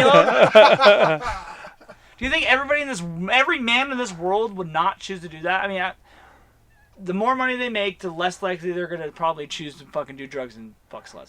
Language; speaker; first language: English; native; English